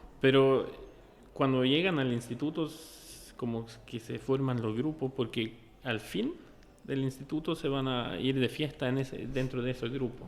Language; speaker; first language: Spanish; non-native, fluent; Norwegian